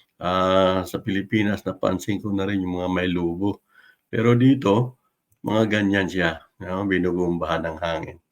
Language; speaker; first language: Filipino; non-native, local second language; Cebuano